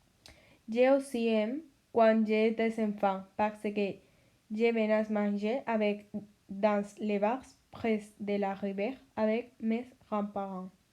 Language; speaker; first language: French; non-native, learner; Spanish